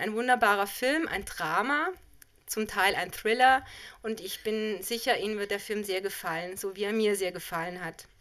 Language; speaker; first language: German; native; German